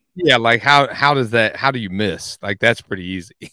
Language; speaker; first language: English; native; English